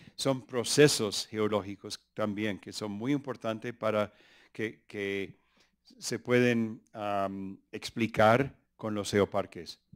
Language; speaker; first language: Spanish; early bilingual, other home language; English